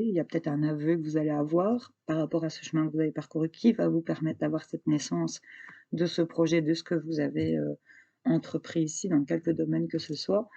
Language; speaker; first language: French; native; French